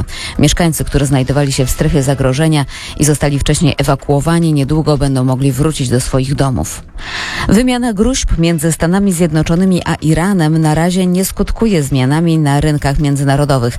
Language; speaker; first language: Polish; native; Polish